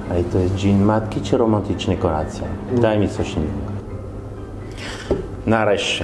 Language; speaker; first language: Polish; non-native, learner; French